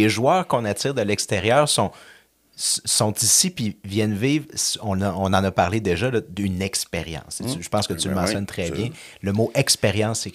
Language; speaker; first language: French; native; French